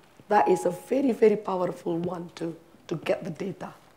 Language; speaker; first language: English; non-native, fluent; Indonesian